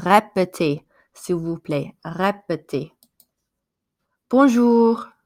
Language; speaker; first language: French; non-native, fluent; English